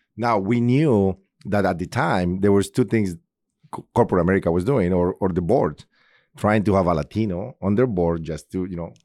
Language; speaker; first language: English; non-native, fluent; Spanish